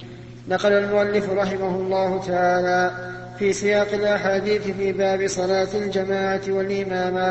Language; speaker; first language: Arabic; native; Arabic